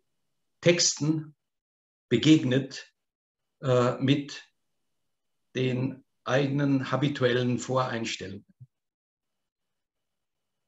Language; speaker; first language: German; native; German